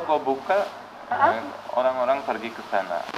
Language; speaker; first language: Indonesian; non-native, learner; Uzbek